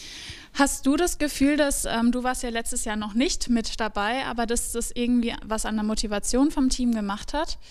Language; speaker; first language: German; native; German